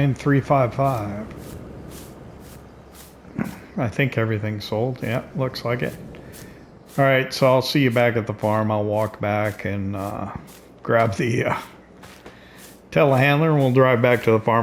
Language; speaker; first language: English; native; English